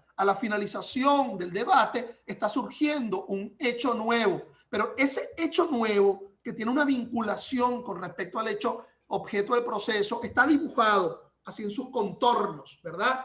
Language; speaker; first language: Spanish; native; Spanish